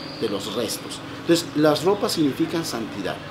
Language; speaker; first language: Spanish; native; Spanish